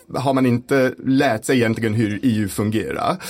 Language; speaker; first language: Swedish; non-native, fluent; English